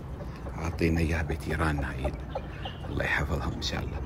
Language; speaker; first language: Arabic; native; Arabic